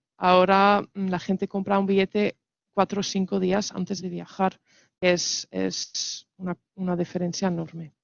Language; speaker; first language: Spanish; non-native, fluent; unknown